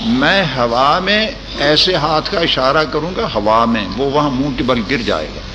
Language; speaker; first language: Urdu; native; Urdu